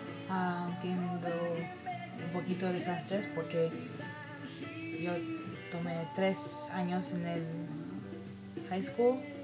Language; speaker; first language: Spanish; early bilingual, heritage; Spanish